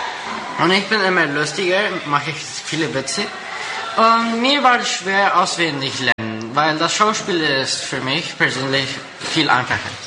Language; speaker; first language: German; non-native, local second language; Spanish